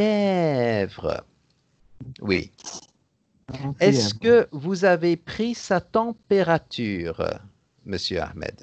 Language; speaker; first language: French; native; French